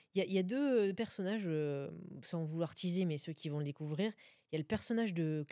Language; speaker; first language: French; native; French